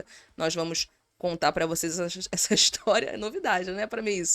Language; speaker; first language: Portuguese; native; Portuguese